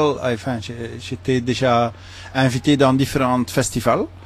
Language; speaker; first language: French; non-native, local second language; Dutch